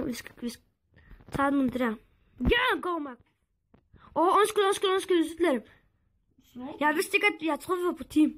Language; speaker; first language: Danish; early bilingual, other home language; Turkish